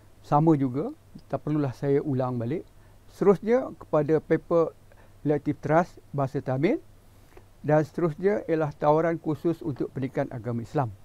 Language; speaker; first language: Malay; native; Malay